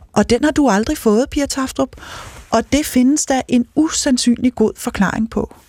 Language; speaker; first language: Danish; native; Danish